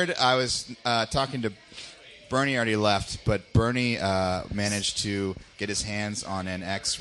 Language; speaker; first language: English; native; English